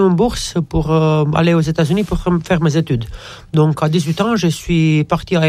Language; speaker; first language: French; non-native, fluent; Romanian